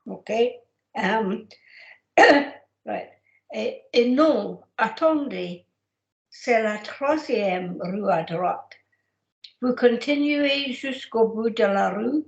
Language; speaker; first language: French; non-native, learner; English